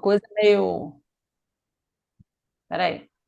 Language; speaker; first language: Portuguese; native; Portuguese